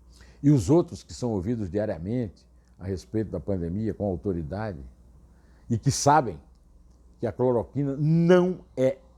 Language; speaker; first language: Portuguese; native; Portuguese